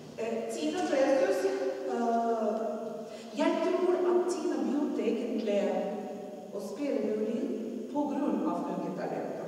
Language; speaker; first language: Norwegian; non-native, learner; Russian